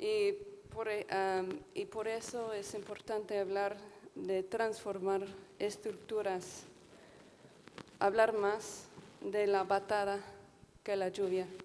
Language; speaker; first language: Spanish; non-native, fluent; English